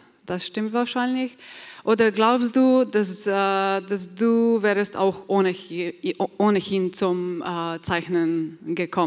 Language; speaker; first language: German; non-native, fluent; Slovenian